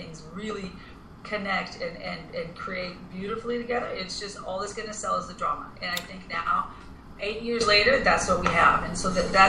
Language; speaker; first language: English; non-native, fluent; Spanish